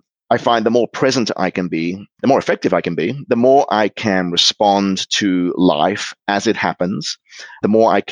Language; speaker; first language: English; native; English